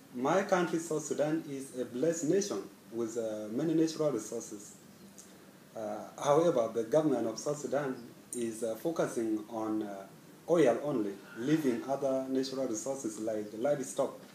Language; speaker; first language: English; non-native, fluent; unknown